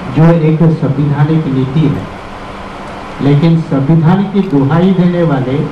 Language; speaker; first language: Hindi; non-native, local second language; Marathi